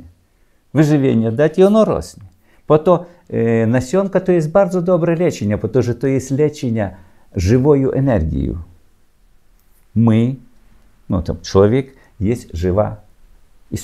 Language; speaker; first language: Polish; non-native, learner; Ukrainian